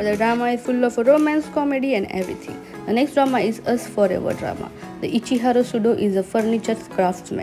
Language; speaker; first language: English; non-native, fluent; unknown